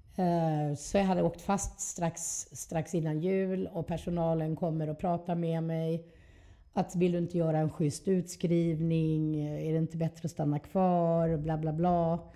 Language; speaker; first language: Swedish; native; Swedish